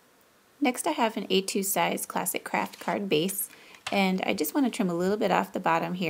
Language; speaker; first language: English; native; English